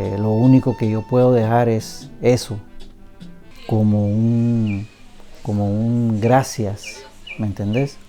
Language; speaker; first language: Spanish; early bilingual, other home language; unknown